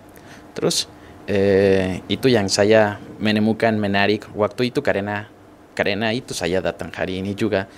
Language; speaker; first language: Indonesian; non-native, fluent; Spanish